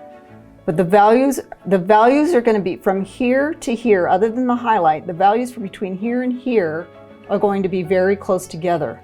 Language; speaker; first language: English; native; English